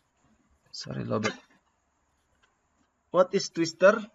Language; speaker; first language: English; non-native, learner; Indonesian